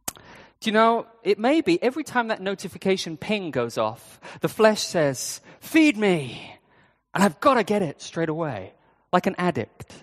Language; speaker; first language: English; native; English